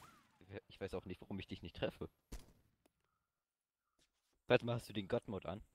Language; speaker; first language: German; native; German